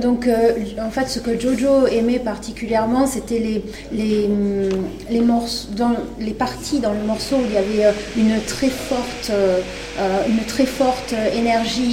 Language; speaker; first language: French; native; French